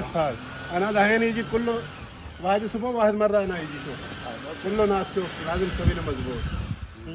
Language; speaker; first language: Arabic; non-native, learner; Urdu